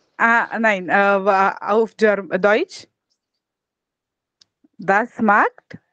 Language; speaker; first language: German; non-native, fluent; Hindi